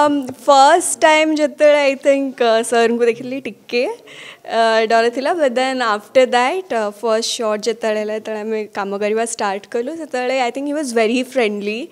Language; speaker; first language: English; non-native, local second language; Odia